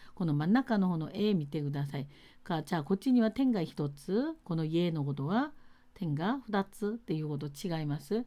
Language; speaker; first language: Japanese; non-native, fluent; Korean